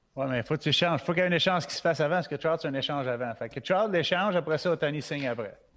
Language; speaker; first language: French; native; French